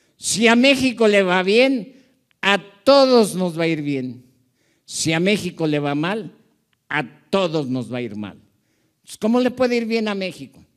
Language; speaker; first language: Spanish; early bilingual, other home language; Japanese